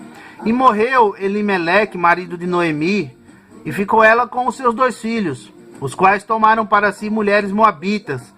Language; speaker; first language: Portuguese; native; Portuguese